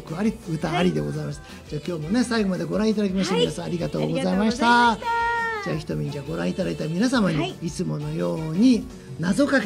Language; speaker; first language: Japanese; native; Japanese